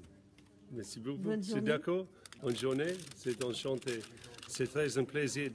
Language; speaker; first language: French; non-native, learner; English